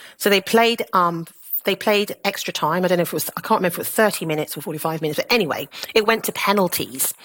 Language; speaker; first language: English; native; English